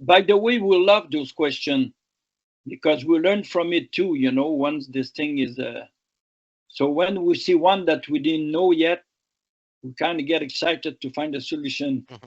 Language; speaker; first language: English; non-native, local second language; French